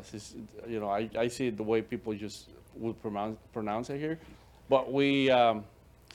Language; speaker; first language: English; native; English